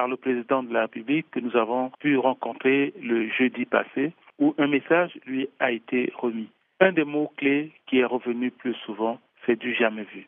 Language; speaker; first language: French; non-native, local second language; Sango